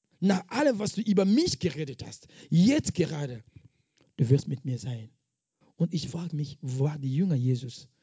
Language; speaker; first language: German; non-native, fluent; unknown